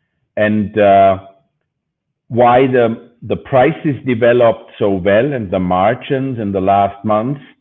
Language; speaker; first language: English; non-native, fluent; German